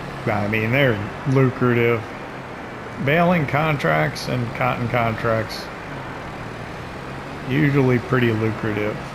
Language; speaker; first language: English; native; English